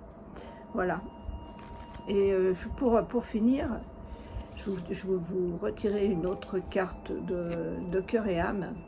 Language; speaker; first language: French; native; French